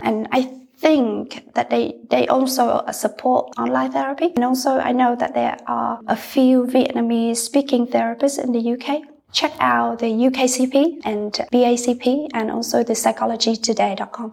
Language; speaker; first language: English; non-native, fluent; Vietnamese